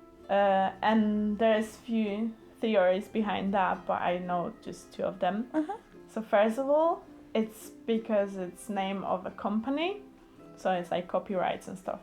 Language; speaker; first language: English; non-native, learner; Polish